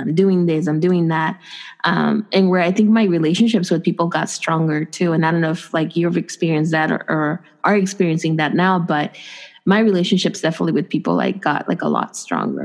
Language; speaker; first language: English; non-native, fluent; Spanish